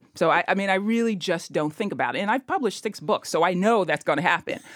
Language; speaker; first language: English; native; English